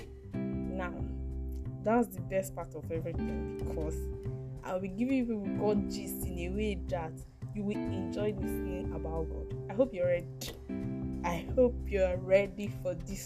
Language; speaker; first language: English; non-native, local second language; Igbo